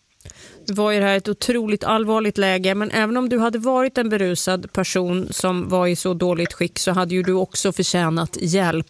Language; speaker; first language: Swedish; native; Swedish